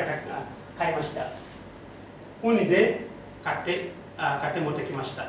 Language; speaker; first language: Japanese; non-native, learner; Mossi